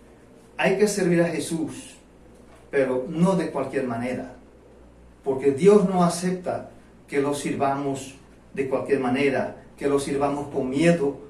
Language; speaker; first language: Spanish; non-native, fluent; Portuguese